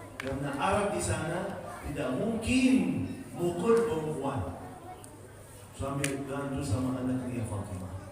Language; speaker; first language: Malay; non-native, fluent; Arabic